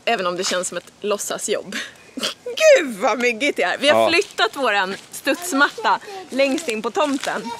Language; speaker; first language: Swedish; native; Swedish